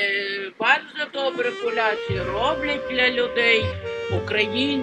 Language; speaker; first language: Polish; non-native, learner; Ukrainian